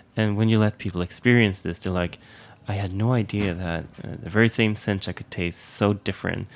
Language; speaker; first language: English; non-native, fluent; Swedish